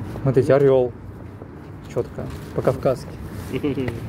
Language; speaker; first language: Russian; native; Russian